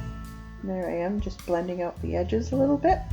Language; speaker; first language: English; native; English